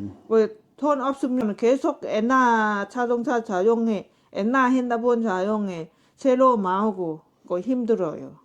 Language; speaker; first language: Korean; non-native, learner; Lao